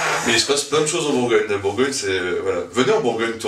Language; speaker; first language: French; native; French